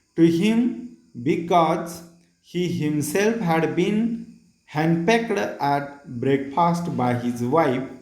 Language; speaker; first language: English; non-native, local second language; Marathi